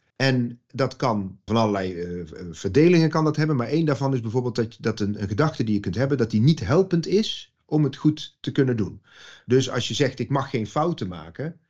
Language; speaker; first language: Dutch; native; Dutch